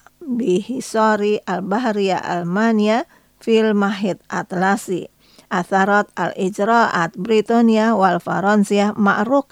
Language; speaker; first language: Arabic; non-native, fluent; Indonesian